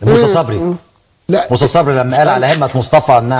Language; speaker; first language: Arabic; native; Arabic